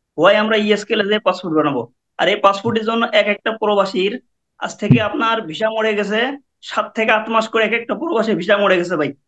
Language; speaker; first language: Bangla; native; Bangla